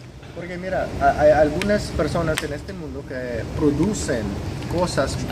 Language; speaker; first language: Spanish; non-native, fluent; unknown